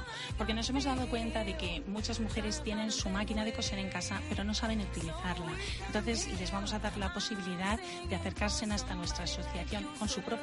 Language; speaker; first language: Spanish; native; Spanish